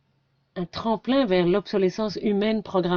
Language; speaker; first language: French; native; French